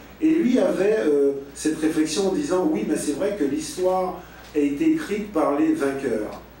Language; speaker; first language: French; native; French